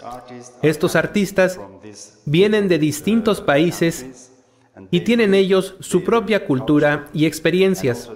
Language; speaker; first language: Spanish; non-native, fluent; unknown